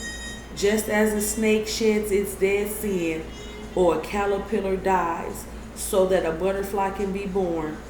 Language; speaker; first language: English; native; English